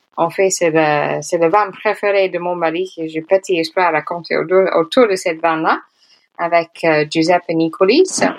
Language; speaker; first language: French; non-native, fluent; English